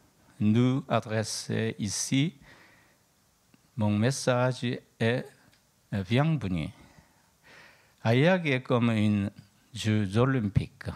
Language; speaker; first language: French; non-native, learner; Korean